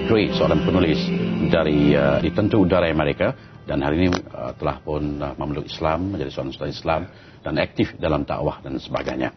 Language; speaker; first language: Malay; native; Malay